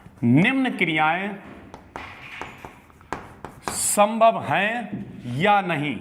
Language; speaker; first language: Hindi; native; Hindi